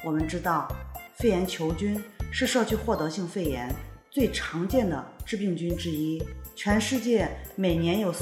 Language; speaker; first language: Chinese; native; Chinese